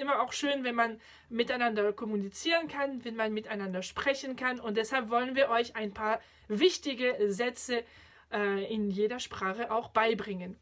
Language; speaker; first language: German; non-native, fluent; French